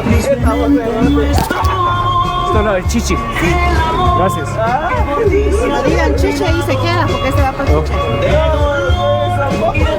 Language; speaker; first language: Spanish; non-native, learner; Turkish